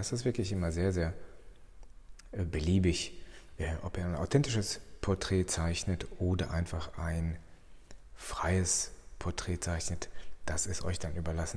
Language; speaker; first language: German; native; German